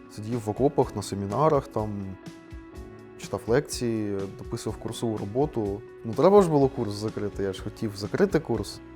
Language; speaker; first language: Ukrainian; native; Ukrainian